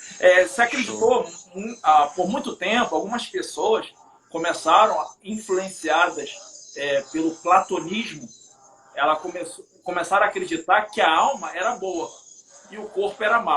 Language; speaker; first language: Portuguese; native; Portuguese